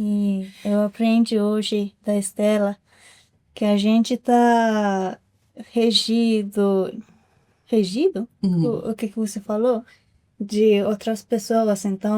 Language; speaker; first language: Portuguese; non-native, fluent; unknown